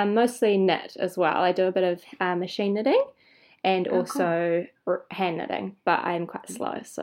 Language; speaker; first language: English; native; English